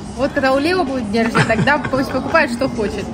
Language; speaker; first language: Chinese; non-native, learner; Russian